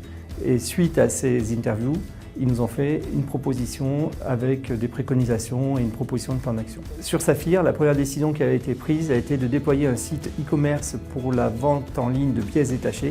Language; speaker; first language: French; native; French